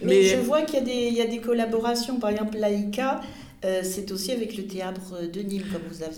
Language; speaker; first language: French; native; French